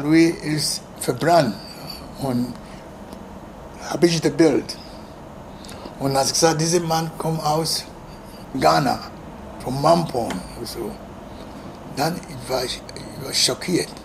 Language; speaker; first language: German; non-native, learner; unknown